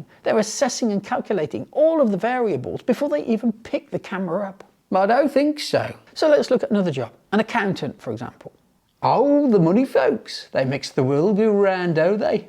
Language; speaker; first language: English; native; English